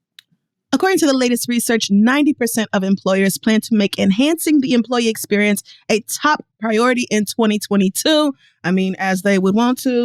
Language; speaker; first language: English; native; English